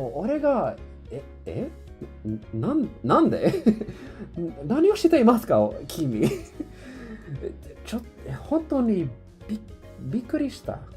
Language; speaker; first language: Japanese; non-native, learner; English